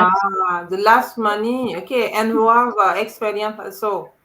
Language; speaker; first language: English; non-native, learner; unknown